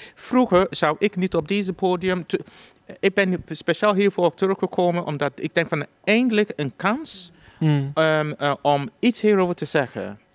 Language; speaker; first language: Dutch; non-native, fluent; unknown